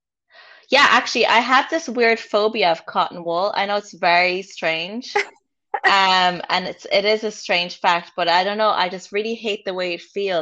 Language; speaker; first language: English; native; English